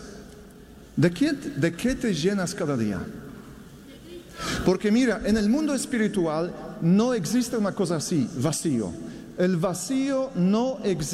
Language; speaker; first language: Spanish; non-native, fluent; Polish